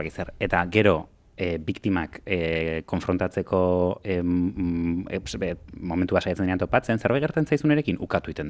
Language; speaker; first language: Basque; native; Basque